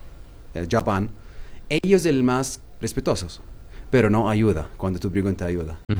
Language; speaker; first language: Spanish; non-native, learner; Arabic